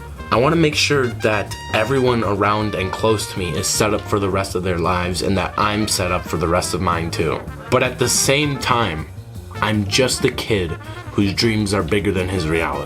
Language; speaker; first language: English; native; English